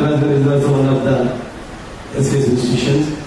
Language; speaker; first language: English; non-native, local second language; Telugu